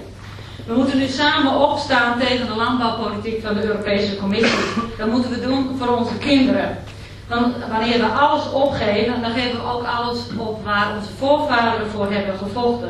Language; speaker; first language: German; non-native, learner; Dutch